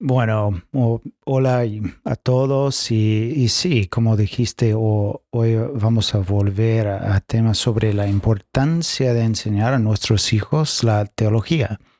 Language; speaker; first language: Spanish; non-native, fluent; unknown